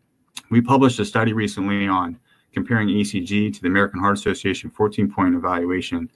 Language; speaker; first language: English; native; English